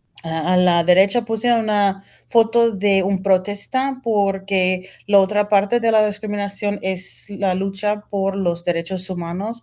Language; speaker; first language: Spanish; non-native, fluent; English